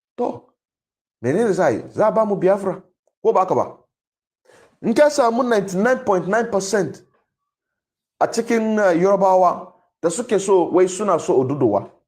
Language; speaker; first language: Hausa; non-native, local second language; Igbo